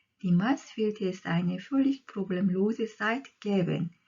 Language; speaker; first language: German; non-native, fluent; Korean